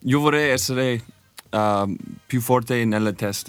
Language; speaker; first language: Italian; non-native, learner; English